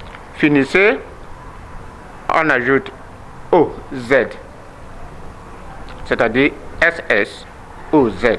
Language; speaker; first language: French; non-native, learner; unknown